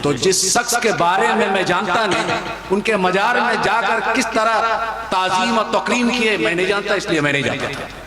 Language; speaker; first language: Hindi; non-native, fluent; Chinese